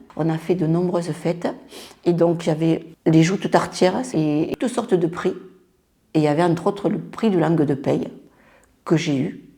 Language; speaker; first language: French; early bilingual, other home language; Spanish